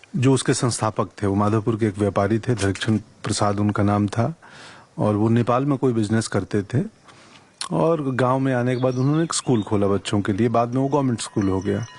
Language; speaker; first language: Hindi; non-native, local second language; Bhojpuri